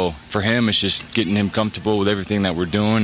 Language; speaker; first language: English; native; English